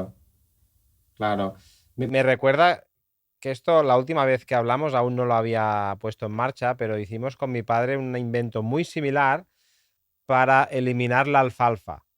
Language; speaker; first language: Spanish; native; Spanish